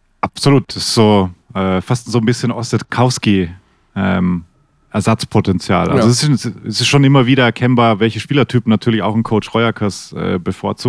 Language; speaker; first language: German; native; German